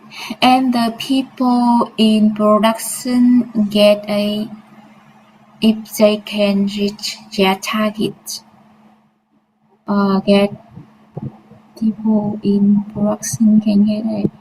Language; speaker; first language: English; non-native, learner; Vietnamese